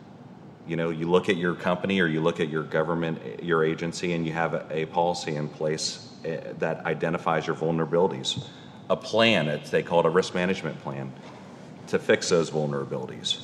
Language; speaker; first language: English; native; English